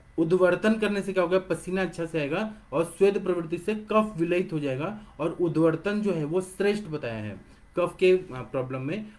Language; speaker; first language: Hindi; non-native, local second language; Marathi